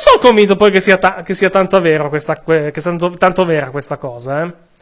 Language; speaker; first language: Italian; native; Italian